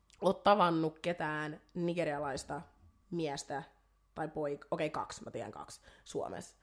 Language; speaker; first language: Finnish; early bilingual, other home language; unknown